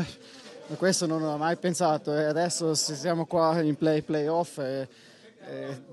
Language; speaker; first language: Italian; non-native, fluent; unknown